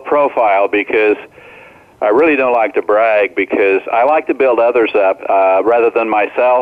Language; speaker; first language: English; native; English